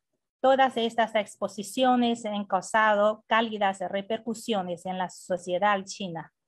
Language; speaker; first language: Spanish; non-native, fluent; Chinese